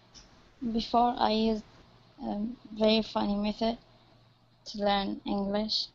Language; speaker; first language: English; non-native, learner; Arabic